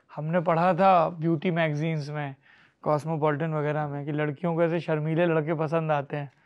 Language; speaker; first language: Hindi; native; Hindi